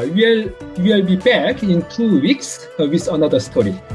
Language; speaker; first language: English; non-native, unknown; Korean